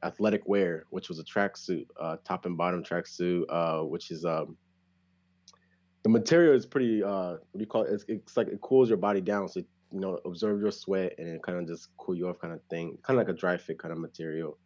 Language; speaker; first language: English; early bilingual, other home language; Japanese